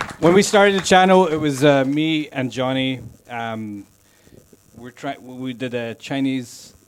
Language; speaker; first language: English; non-native, learner; Chinese